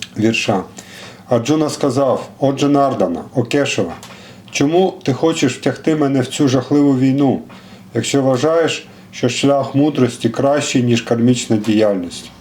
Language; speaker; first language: Ukrainian; non-native, local second language; Russian